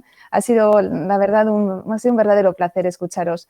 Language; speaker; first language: Spanish; native; Spanish